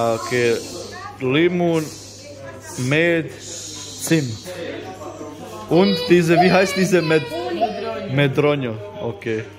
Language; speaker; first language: German; non-native, learner; Bosnian